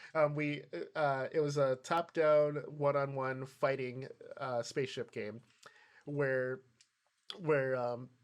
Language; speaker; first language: English; native; English